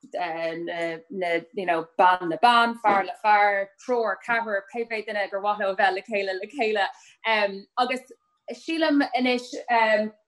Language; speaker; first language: Irish; native; Irish